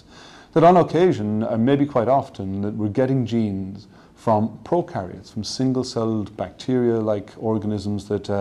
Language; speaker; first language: English; native; English